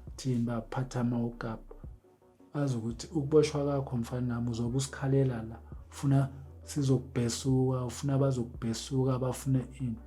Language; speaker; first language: Zulu; native; Zulu